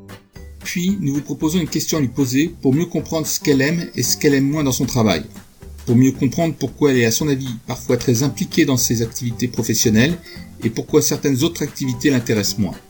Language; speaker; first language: French; native; French